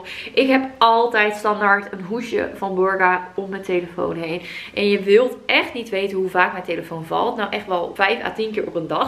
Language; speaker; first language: Dutch; native; Dutch